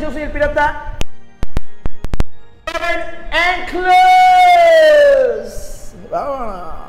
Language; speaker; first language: Spanish; native; Spanish